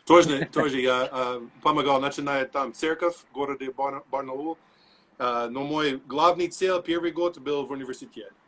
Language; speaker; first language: Russian; non-native, learner; English